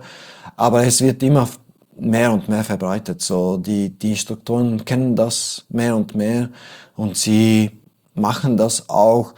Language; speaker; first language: German; non-native, fluent; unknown